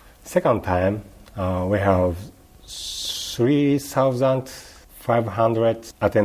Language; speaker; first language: English; non-native, learner; Japanese